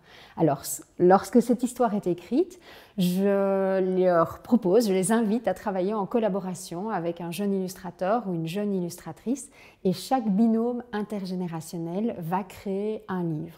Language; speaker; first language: French; native; French